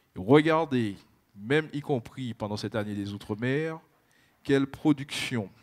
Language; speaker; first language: French; native; French